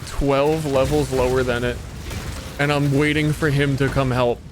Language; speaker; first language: English; native; English